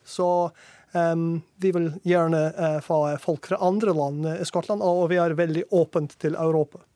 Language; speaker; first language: Norwegian; non-native, learner; English